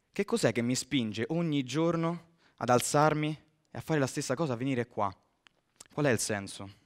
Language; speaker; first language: Italian; native; Italian